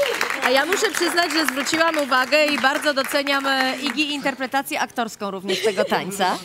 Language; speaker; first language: Polish; native; Polish